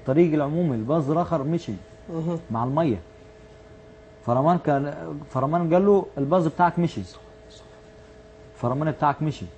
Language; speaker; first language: Arabic; native; Arabic